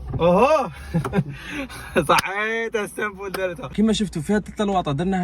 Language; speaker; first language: Arabic; native; Arabic